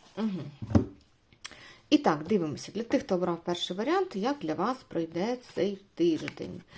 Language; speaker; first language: Ukrainian; non-native, local second language; Russian